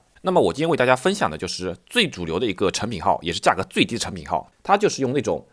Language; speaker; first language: Chinese; native; Chinese